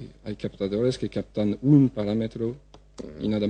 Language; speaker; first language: Spanish; non-native, fluent; French